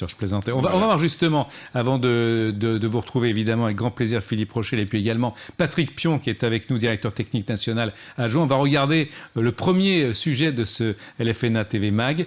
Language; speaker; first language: French; native; French